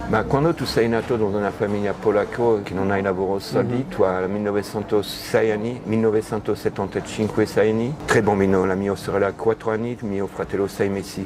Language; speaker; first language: Italian; non-native, learner; French